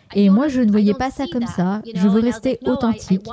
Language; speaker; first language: French; non-native, fluent; Greek